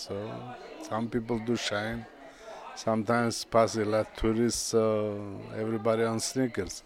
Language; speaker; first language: English; non-native, learner; Russian